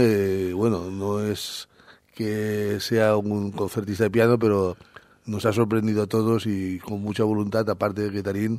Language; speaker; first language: Spanish; native; Spanish